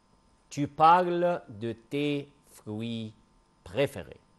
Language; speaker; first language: French; non-native, local second language; Arabic